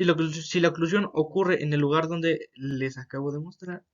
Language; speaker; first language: Spanish; native; Spanish